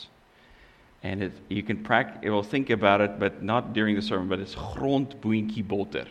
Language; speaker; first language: English; non-native, local second language; Afrikaans